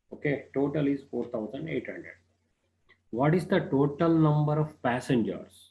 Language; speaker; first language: English; non-native, local second language; Kannada